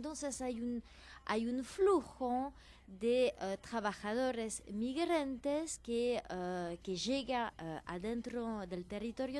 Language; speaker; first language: Spanish; non-native, fluent; French